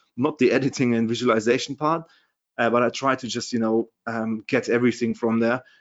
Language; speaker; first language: English; non-native, fluent; German